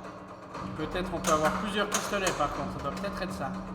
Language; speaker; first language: French; native; French